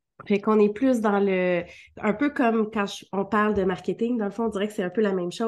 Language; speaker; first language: French; native; French